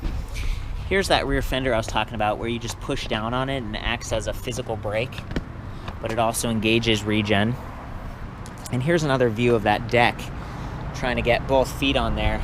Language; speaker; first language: English; native; English